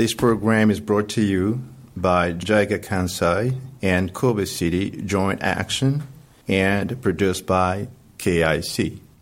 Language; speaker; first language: English; non-native, fluent; Japanese